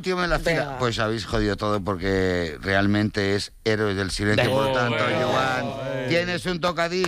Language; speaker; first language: Spanish; native; Spanish